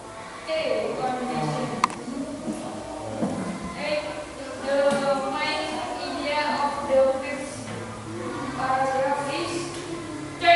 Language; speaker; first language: English; non-native, learner; Indonesian